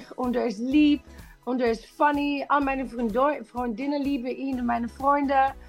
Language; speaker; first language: German; non-native, learner; Dutch